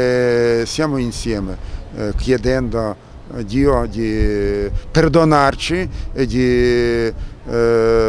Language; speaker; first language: Italian; non-native, fluent; Russian